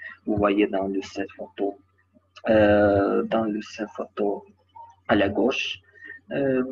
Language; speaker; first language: French; non-native, learner; Ukrainian